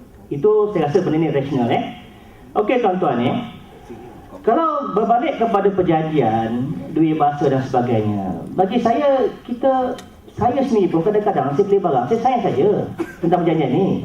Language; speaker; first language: Malay; native; Malay